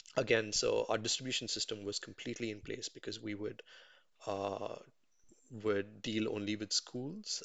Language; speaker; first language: English; non-native, local second language; Tamil